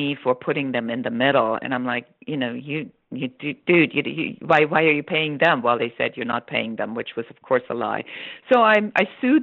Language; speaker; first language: English; non-native, fluent; German